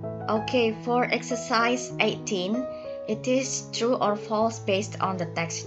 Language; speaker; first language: English; non-native, fluent; Indonesian